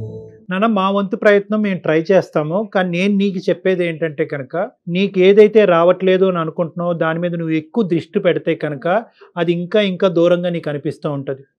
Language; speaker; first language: Telugu; native; Telugu